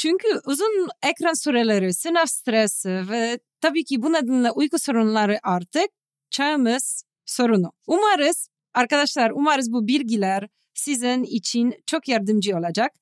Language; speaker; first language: Turkish; non-native, fluent; Polish